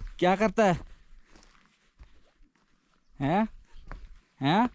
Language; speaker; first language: Hindi; non-native, learner; Malayalam